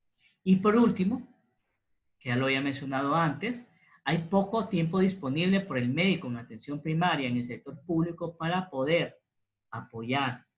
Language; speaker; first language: Spanish; native; Spanish